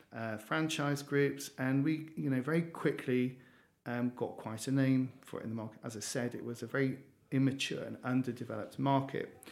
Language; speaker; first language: English; native; English